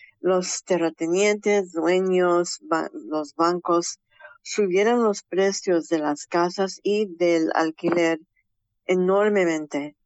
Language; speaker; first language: Spanish; early bilingual, heritage; Spanish